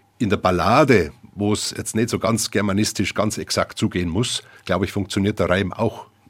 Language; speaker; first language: German; native; German